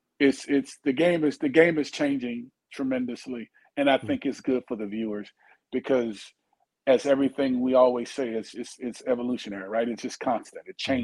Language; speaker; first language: English; native; English